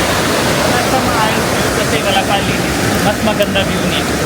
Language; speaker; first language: Filipino; non-native, learner; Punjabi